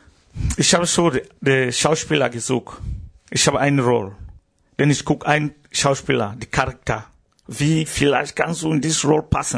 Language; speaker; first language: German; non-native, learner; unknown